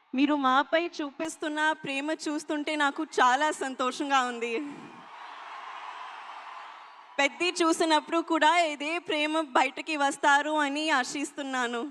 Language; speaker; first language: Telugu; non-native, learner; Hindi